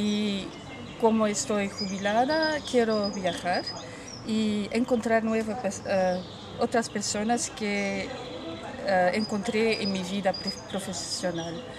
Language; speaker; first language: Spanish; non-native, learner; Dutch